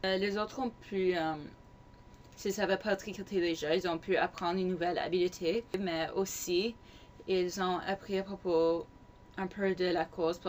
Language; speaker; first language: French; non-native, local second language; English